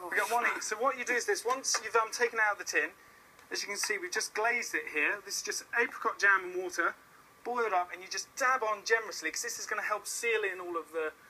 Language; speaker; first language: English; native; English